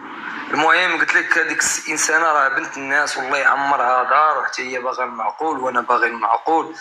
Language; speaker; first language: Arabic; native; Arabic